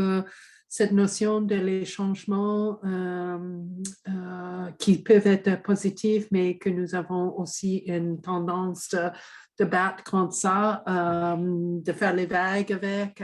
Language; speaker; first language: French; non-native, fluent; English